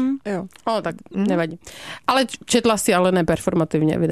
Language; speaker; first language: Czech; native; Czech